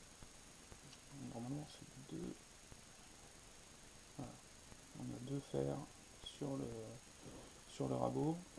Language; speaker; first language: French; native; French